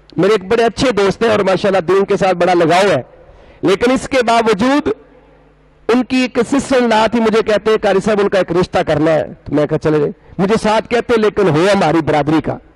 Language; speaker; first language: Urdu; non-native, local second language; Punjabi